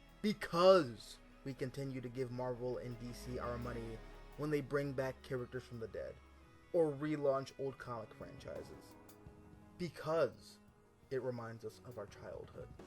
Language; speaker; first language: English; native; English